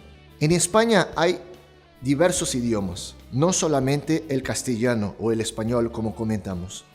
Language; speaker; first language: Spanish; non-native, fluent; Portuguese